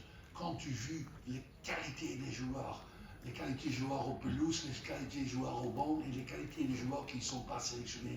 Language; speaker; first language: French; non-native, fluent; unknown